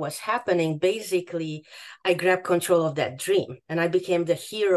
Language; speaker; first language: English; non-native, fluent; Hungarian